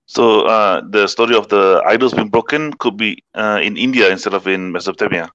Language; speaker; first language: English; non-native, local second language; Malay